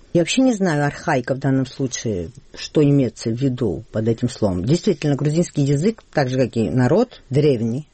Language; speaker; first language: Russian; non-native, local second language; Georgian